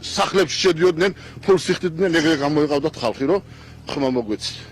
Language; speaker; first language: Georgian; non-native, local second language; Azerbaijani